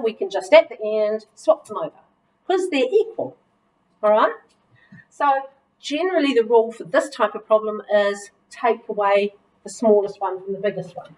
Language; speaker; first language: English; native; English